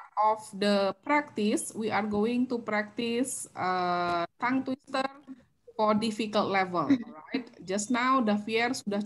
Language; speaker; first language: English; non-native, fluent; Indonesian